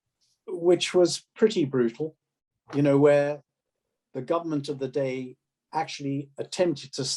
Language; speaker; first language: English; native; English